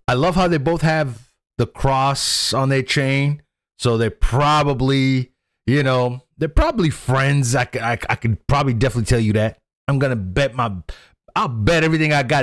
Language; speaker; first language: English; native; English